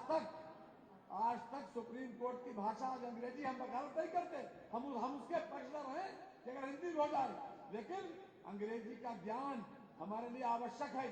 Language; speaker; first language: Hindi; native; Hindi